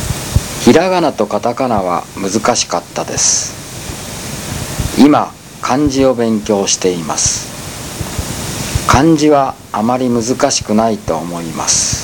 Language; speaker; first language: Japanese; non-native, learner; Spanish